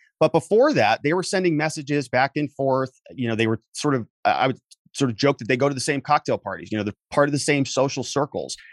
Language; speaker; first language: English; native; English